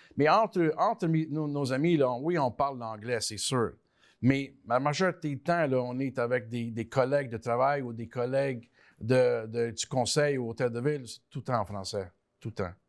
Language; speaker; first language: French; early bilingual, other home language; Italian